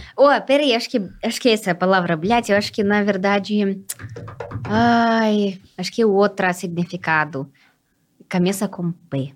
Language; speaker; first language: Portuguese; non-native, fluent; Russian